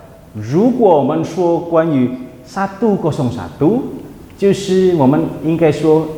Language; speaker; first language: Chinese; non-native, fluent; Indonesian